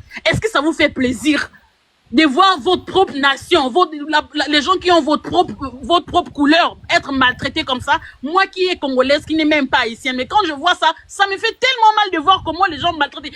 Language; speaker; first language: French; non-native, local second language; Lingala